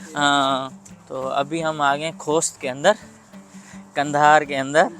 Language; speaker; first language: Urdu; non-native, local second language; Sindhi